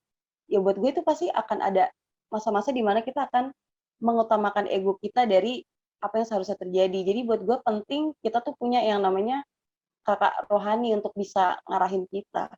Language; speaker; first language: Indonesian; native; Indonesian